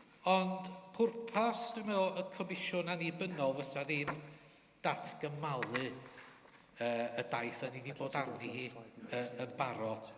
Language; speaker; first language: Welsh; native; Welsh